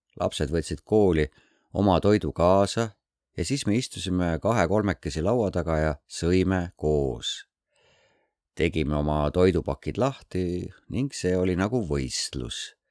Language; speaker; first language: Estonian; non-native, fluent; Korean